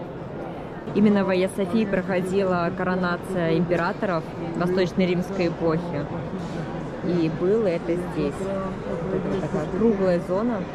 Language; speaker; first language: Russian; native; Russian